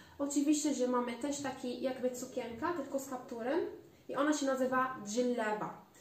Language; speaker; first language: Polish; non-native, learner; Arabic